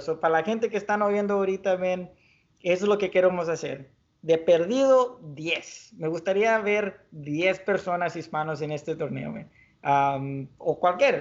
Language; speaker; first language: Spanish; early bilingual, heritage; Spanish